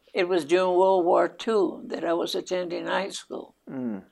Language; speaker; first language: English; early bilingual, other home language; Spanish